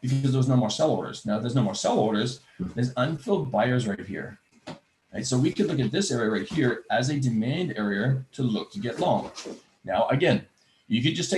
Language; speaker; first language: English; native; English